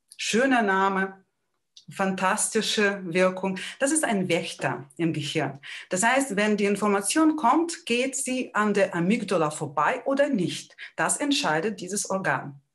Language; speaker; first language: German; non-native, fluent; Ukrainian